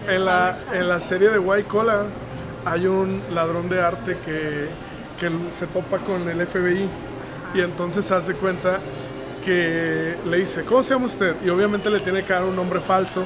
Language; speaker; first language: Spanish; native; Spanish